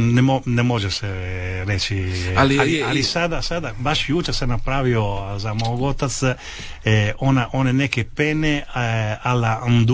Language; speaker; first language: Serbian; non-native, local second language; Italian